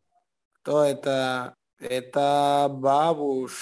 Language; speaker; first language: Russian; non-native, learner; Spanish